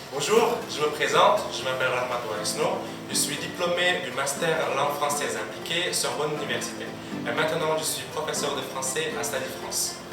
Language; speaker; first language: French; non-native, fluent; Indonesian